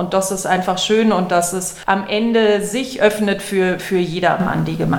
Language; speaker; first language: German; native; German